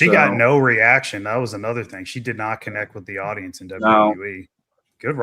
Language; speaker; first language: English; native; English